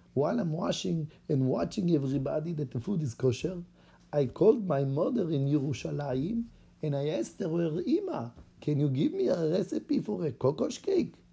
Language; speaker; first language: English; non-native, fluent; Hebrew